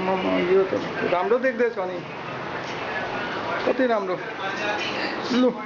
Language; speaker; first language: Nepali; non-native, local second language; Bangla